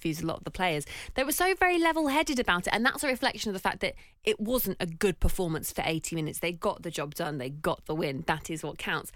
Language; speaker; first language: English; native; English